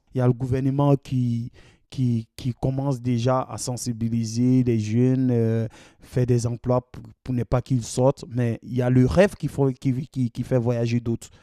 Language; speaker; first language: French; non-native, local second language; Dyula